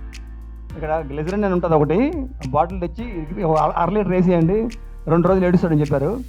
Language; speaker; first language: Telugu; native; Telugu